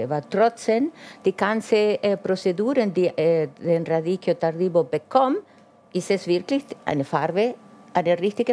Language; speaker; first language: German; non-native, fluent; Italian